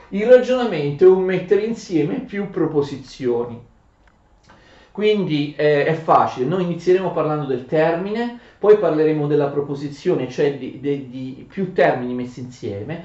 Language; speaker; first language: Italian; native; Italian